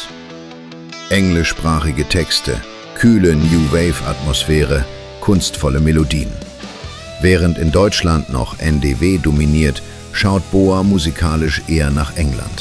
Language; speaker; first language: German; native; German